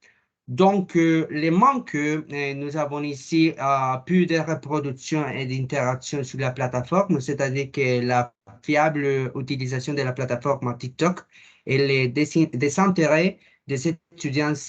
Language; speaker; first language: French; non-native, learner; Spanish